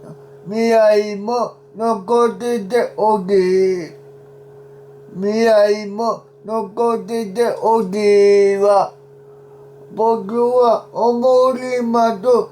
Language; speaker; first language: Japanese; non-native, learner; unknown